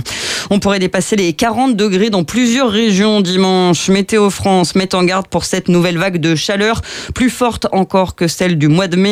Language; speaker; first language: French; native; French